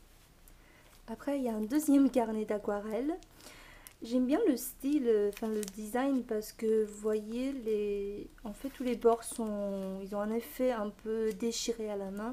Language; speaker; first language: French; non-native, fluent; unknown